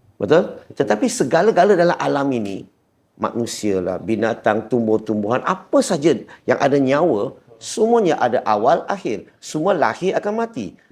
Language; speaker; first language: Malay; non-native, local second language; Chinese